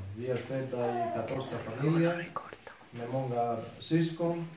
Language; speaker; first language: Swedish; non-native, fluent; Spanish